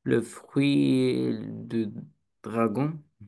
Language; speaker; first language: French; non-native, learner; Romanian